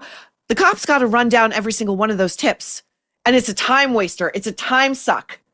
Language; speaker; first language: English; native; English